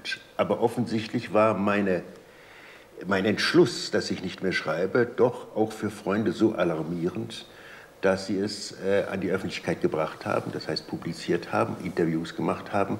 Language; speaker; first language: German; native; German